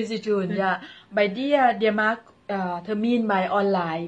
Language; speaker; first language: German; non-native, learner; Thai